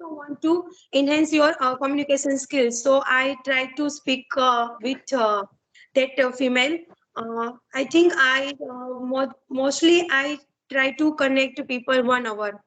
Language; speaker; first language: English; non-native, learner; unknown